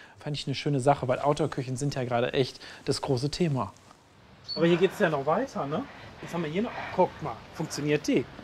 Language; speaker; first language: German; native; German